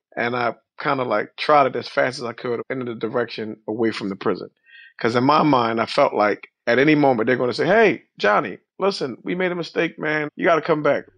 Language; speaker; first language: English; native; English